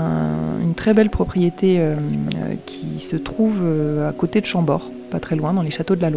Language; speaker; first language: French; native; French